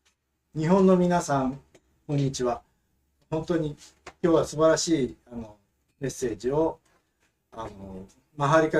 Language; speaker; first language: Japanese; non-native, fluent; Filipino